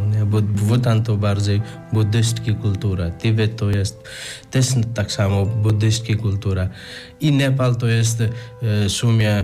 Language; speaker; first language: Polish; non-native, learner; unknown